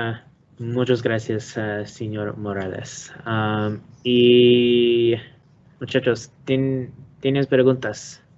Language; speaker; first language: Spanish; non-native, learner; English